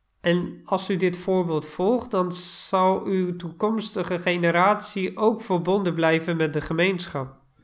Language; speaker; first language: Dutch; non-native, fluent; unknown